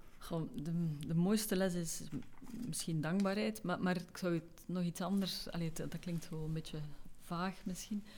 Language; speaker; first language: Dutch; native; Dutch